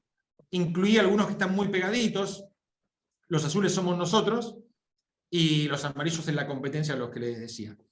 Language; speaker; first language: Spanish; native; Spanish